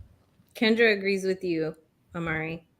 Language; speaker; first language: English; native; English